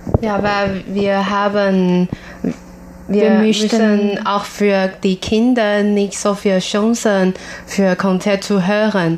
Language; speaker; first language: German; non-native, learner; Chinese